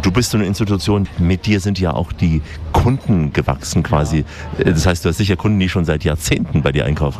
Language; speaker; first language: German; native; German